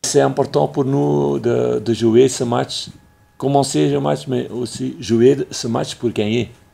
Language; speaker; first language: French; non-native, fluent; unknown